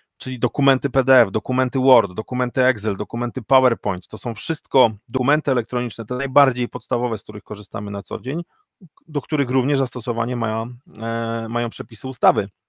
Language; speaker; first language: Polish; native; Polish